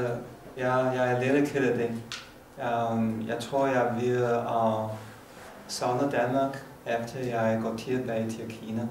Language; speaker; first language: Danish; non-native, learner; Chinese